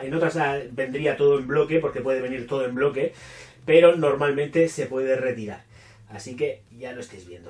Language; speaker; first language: Spanish; native; Spanish